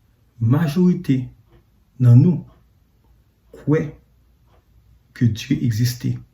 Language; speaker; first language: French; non-native, learner; Haitian Creole